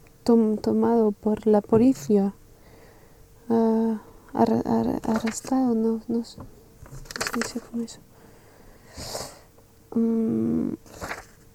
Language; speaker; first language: Spanish; non-native, learner; French